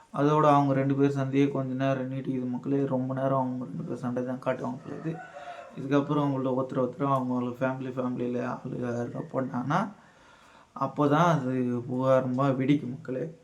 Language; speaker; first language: Tamil; native; Tamil